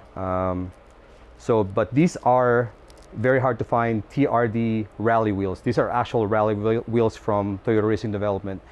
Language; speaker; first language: English; non-native, local second language; Filipino